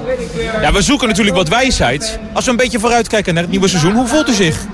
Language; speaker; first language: Dutch; native; Dutch